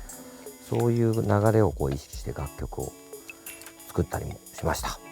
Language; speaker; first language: Japanese; native; Japanese